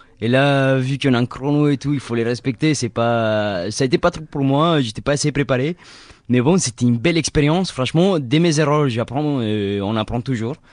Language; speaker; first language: French; non-native, fluent; Spanish